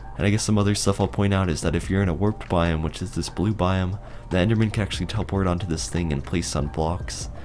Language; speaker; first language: English; native; English